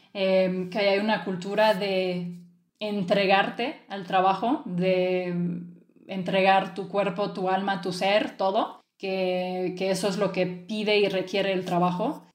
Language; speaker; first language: Spanish; early bilingual, other home language; French